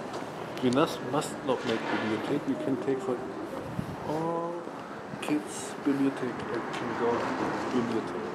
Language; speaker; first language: English; non-native, learner; German